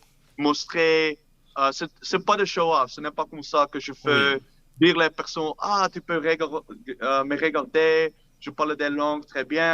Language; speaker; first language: French; non-native, fluent; Dutch